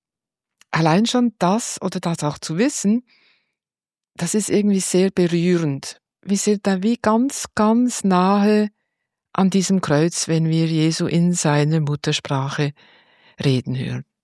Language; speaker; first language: German; native; German